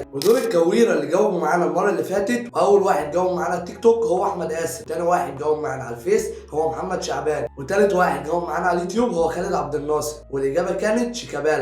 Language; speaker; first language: Arabic; native; Arabic